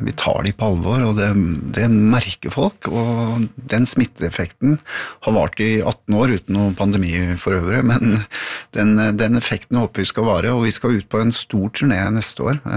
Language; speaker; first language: Norwegian; native; Norwegian